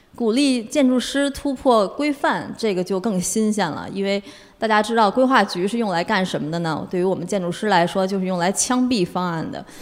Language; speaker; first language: Chinese; native; Chinese